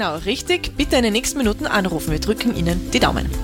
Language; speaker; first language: German; native; German